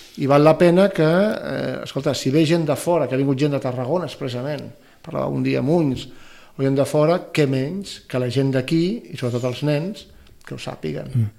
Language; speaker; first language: Catalan; non-native, local second language; Spanish